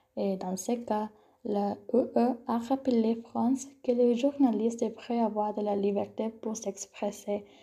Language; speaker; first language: French; non-native, learner; Spanish